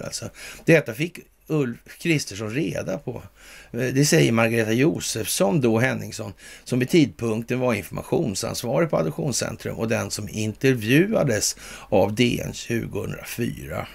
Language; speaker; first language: Swedish; native; Swedish